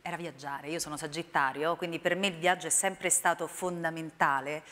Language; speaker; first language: Italian; native; Italian